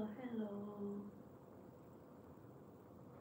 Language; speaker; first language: English; non-native, learner; Vietnamese